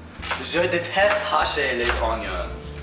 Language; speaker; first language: French; non-native, learner; English